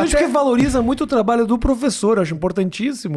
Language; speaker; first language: Portuguese; native; Portuguese